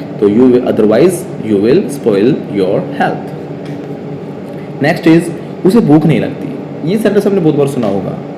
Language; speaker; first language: Hindi; native; Hindi